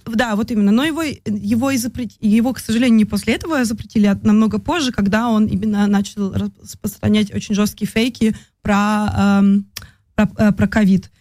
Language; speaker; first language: Russian; early bilingual, heritage; Russian